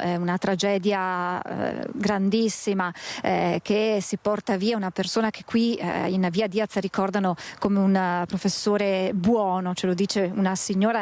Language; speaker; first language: Italian; native; Italian